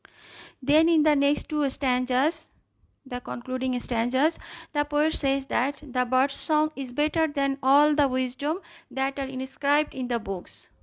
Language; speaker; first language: English; non-native, local second language; Bangla